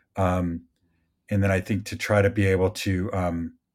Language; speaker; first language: English; native; English